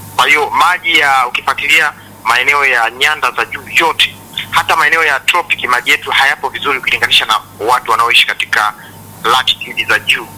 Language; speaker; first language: Swahili; native; Swahili